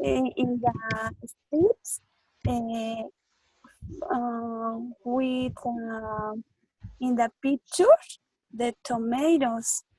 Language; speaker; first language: English; non-native, learner; Spanish